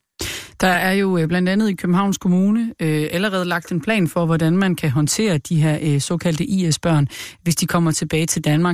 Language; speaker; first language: Danish; native; Danish